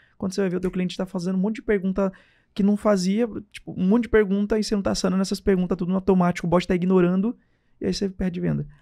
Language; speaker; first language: Portuguese; native; Portuguese